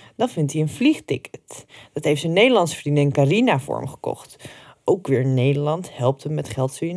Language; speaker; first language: Dutch; native; Dutch